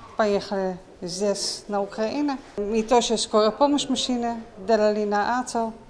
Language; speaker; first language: Russian; non-native, learner; Dutch